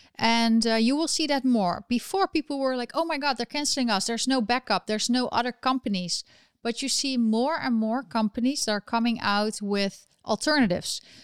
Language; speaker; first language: English; non-native, fluent; Dutch